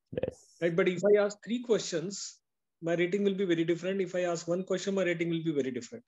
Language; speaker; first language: English; non-native, local second language; Hindi